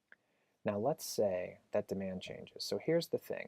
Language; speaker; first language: English; native; English